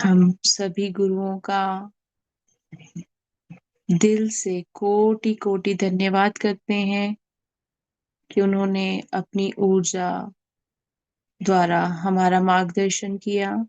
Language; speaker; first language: Hindi; native; Hindi